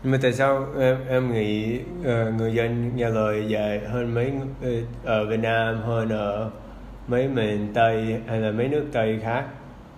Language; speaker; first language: Vietnamese; early bilingual, heritage; English